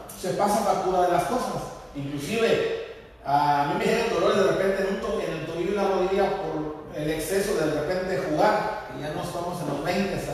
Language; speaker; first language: Spanish; native; Spanish